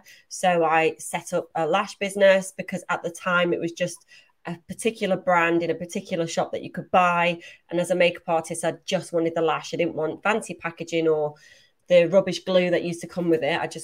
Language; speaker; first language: English; native; English